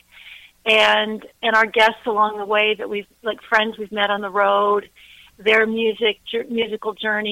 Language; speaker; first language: English; native; English